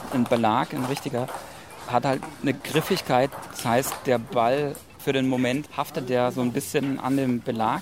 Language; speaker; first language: German; native; German